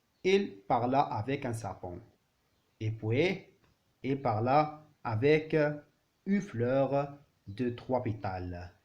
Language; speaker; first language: French; non-native, learner; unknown